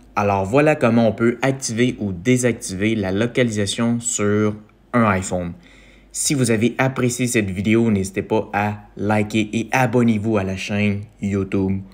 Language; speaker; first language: French; native; French